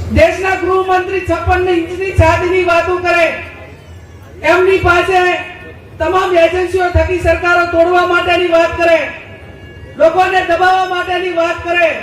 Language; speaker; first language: Gujarati; native; Gujarati